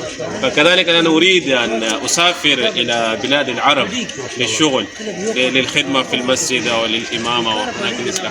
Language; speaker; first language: Arabic; non-native, fluent; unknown